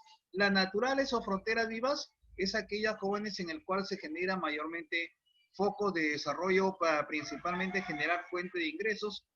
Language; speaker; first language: Spanish; native; Spanish